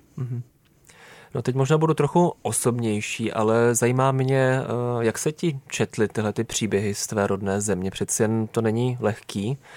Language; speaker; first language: Czech; native; Czech